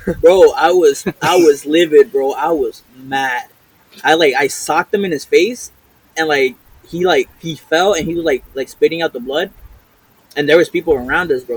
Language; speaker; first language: English; early bilingual, other home language; Spanish